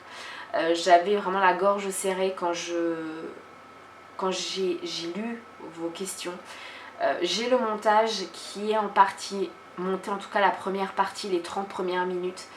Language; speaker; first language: French; native; French